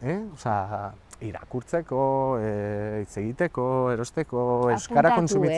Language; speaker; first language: Basque; non-native, fluent; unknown